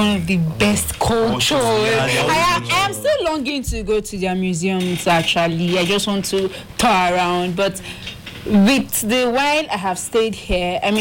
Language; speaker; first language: English; non-native, local second language; Igbo